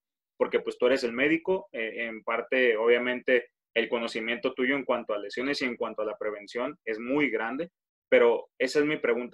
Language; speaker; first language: Spanish; native; Spanish